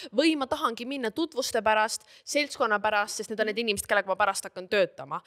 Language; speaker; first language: Estonian; native; Estonian